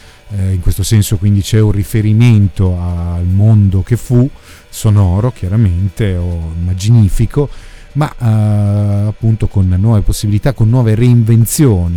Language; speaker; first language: Italian; native; Italian